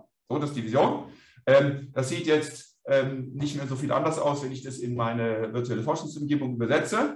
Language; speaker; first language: German; native; German